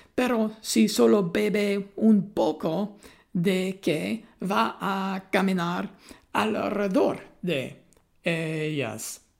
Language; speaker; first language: Spanish; non-native, learner; English